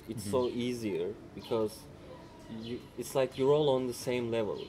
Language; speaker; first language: English; non-native, fluent; Turkish